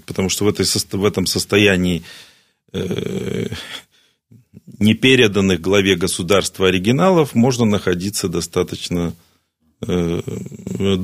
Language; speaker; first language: Russian; native; Russian